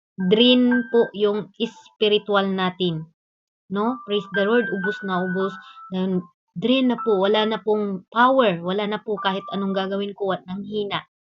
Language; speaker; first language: Filipino; non-native, local second language; Cebuano